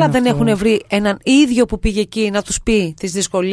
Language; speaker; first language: Greek; native; Greek